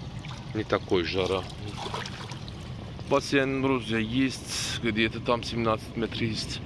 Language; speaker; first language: Russian; non-native, learner; Turkish